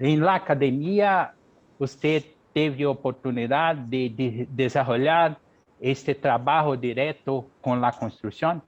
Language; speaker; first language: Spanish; non-native, learner; Portuguese